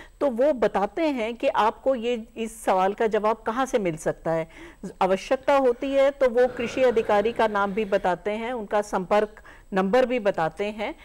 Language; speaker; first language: Hindi; native; Hindi